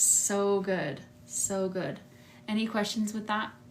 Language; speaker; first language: English; native; English